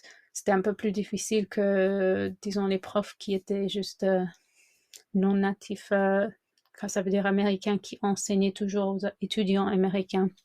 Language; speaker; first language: French; non-native, fluent; English